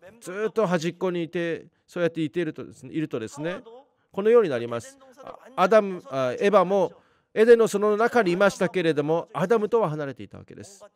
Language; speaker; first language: Japanese; non-native, fluent; Korean